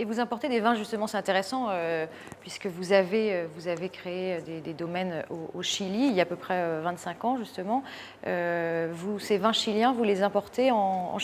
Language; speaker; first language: French; native; French